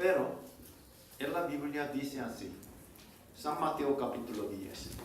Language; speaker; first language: Spanish; non-native, learner; Korean